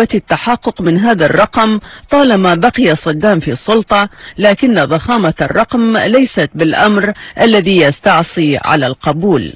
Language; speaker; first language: Arabic; native; Arabic